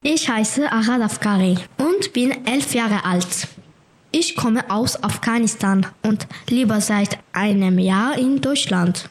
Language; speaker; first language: German; non-native, learner; Persian